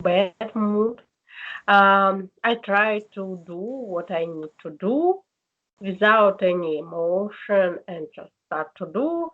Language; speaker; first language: English; non-native, learner; Russian